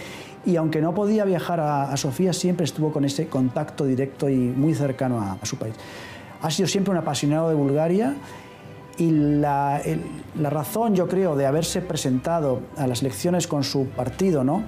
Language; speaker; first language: Spanish; native; Spanish